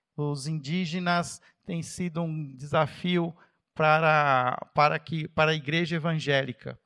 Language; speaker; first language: Portuguese; native; Portuguese